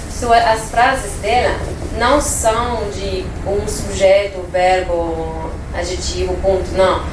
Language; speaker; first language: Portuguese; non-native, fluent; French